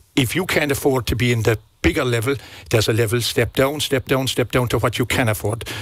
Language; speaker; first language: English; native; English